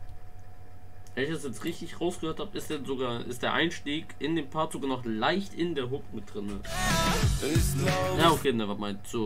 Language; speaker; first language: German; native; German